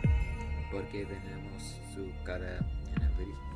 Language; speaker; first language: Spanish; non-native, learner; English